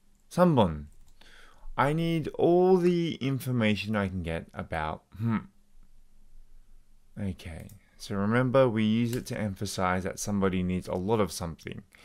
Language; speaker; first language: English; native; English